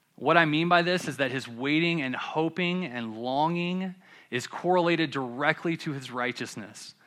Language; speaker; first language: English; native; English